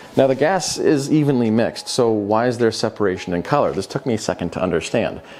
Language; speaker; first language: English; native; English